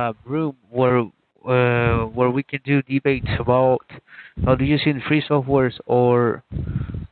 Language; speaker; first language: English; non-native, fluent; Spanish